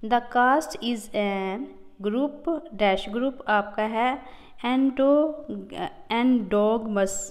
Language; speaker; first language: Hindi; non-native, local second language; Punjabi